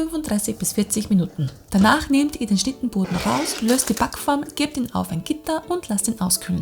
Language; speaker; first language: German; native; German